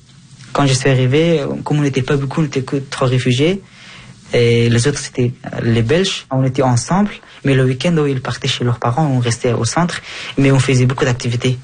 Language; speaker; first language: French; non-native, fluent; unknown